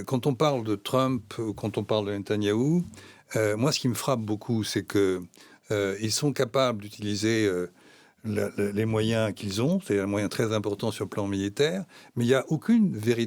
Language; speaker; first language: French; native; French